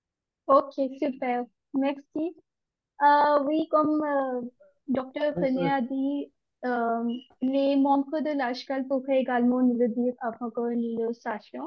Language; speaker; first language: French; non-native, learner; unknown